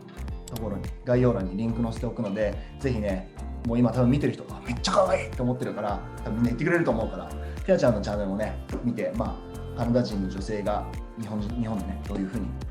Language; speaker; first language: Japanese; native; Japanese